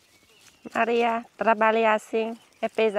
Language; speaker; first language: Portuguese; non-native, learner; Vietnamese